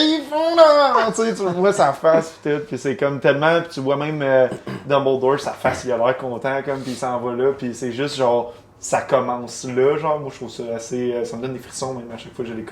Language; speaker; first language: French; native; French